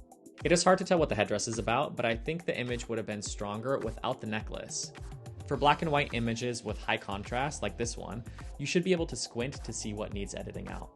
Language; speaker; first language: English; native; English